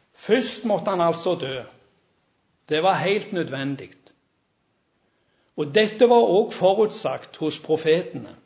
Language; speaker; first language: Norwegian; native; Norwegian